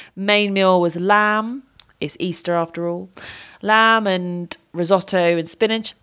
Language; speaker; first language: English; native; English